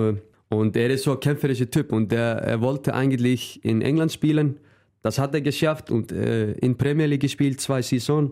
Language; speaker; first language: German; non-native, fluent; Icelandic